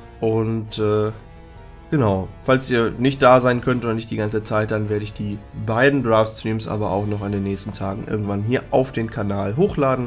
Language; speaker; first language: German; native; German